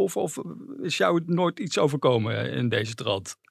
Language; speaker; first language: Dutch; native; Dutch